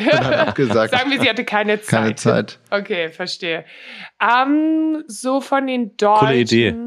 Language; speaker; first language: German; native; German